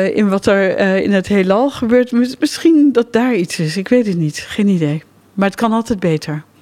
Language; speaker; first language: Dutch; native; Dutch